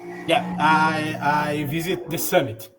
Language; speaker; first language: English; non-native, learner; Portuguese